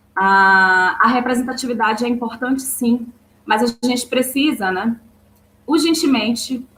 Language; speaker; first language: Portuguese; native; Portuguese